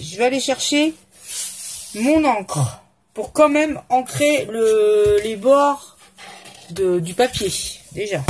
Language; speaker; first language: French; native; French